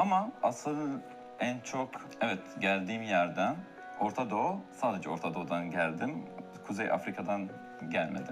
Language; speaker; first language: Turkish; non-native, fluent; Arabic